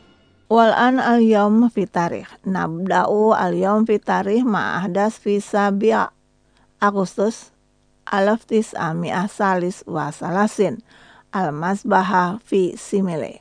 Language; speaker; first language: Arabic; non-native, fluent; Indonesian